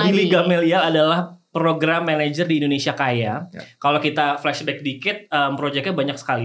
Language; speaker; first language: Indonesian; native; Indonesian